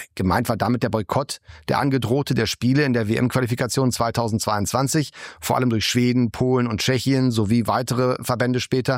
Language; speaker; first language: German; native; German